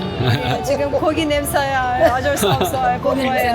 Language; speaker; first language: Korean; non-native, learner; Persian